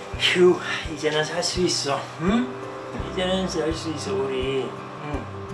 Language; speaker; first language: Korean; non-native, fluent; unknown